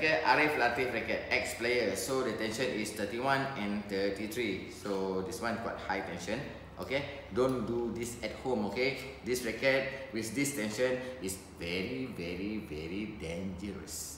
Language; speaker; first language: English; non-native, local second language; Malay